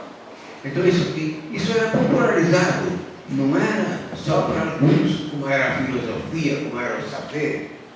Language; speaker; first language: Portuguese; native; Portuguese